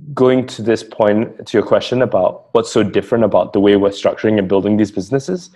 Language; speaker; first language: English; native; English